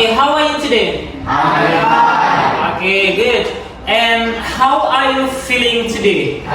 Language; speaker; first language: English; non-native, fluent; Indonesian